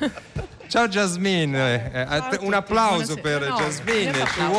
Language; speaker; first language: Italian; native; Italian